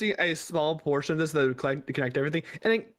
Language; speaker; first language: English; native; English